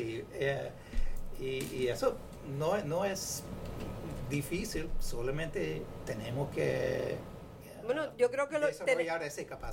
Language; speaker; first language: Spanish; non-native, fluent; English